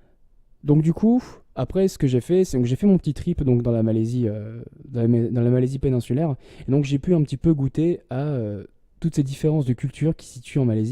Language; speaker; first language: French; native; French